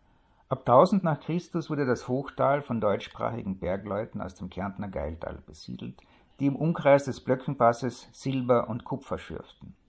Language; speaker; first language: German; native; German